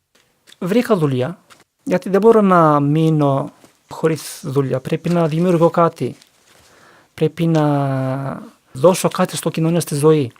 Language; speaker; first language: Greek; non-native, learner; Turkish